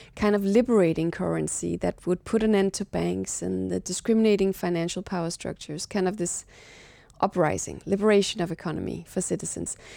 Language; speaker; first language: English; non-native, fluent; Danish